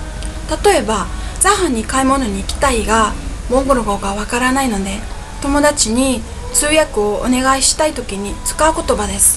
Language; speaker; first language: Japanese; non-native, fluent; Mongolian